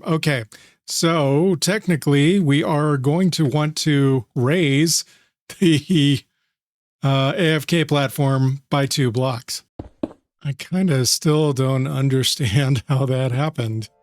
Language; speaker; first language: English; native; English